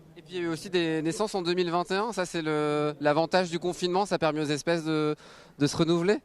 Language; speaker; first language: French; native; French